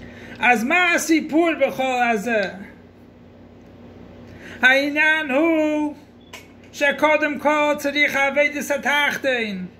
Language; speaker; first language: Hebrew; non-native, fluent; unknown